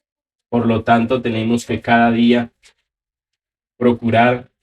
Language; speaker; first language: Spanish; native; Spanish